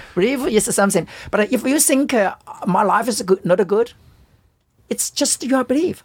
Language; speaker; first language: English; non-native, learner; Chinese